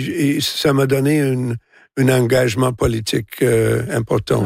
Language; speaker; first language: French; non-native, local second language; English